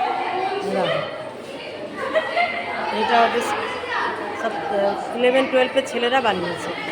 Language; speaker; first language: Bangla; native; Bangla